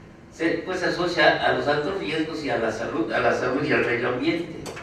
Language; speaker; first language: Spanish; native; Spanish